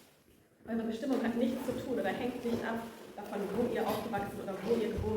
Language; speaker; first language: German; native; German